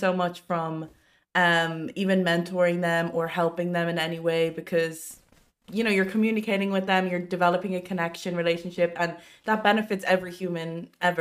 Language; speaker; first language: English; native; English